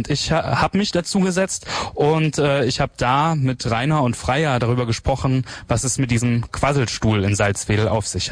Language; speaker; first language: German; native; German